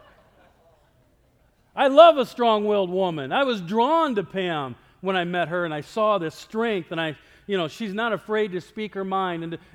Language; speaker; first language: English; native; English